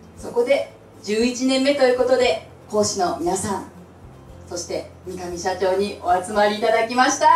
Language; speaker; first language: Japanese; native; Japanese